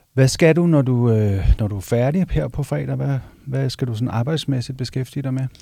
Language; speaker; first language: Danish; native; Danish